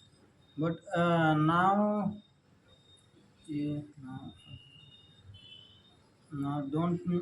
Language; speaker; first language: English; non-native, learner; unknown